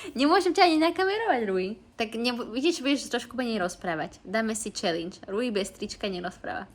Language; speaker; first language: Slovak; native; Slovak